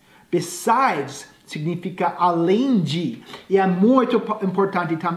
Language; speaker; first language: Portuguese; non-native, fluent; English